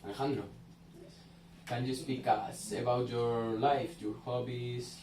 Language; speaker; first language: English; non-native, learner; Spanish